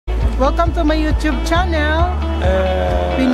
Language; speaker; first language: English; non-native, local second language; Filipino